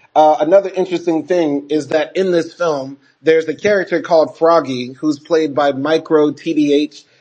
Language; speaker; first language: English; native; English